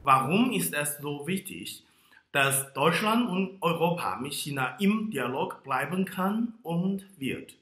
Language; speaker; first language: German; non-native, fluent; Chinese